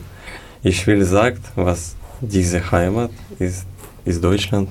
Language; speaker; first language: German; non-native, learner; Ukrainian